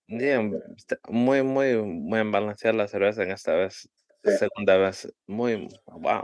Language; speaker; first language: Spanish; early bilingual, heritage; Spanish